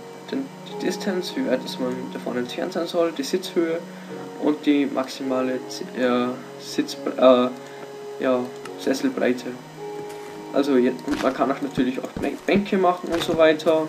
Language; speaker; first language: German; native; German